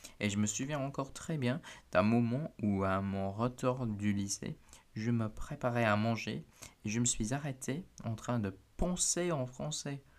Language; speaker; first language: French; non-native, fluent; English